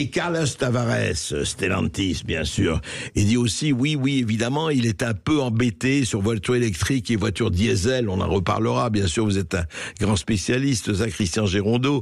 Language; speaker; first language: French; native; French